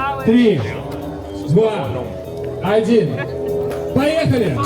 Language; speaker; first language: Russian; native; Russian